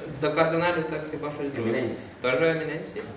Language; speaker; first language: Ukrainian; native; Ukrainian